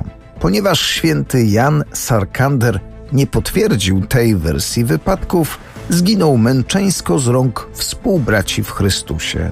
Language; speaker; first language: Polish; native; Polish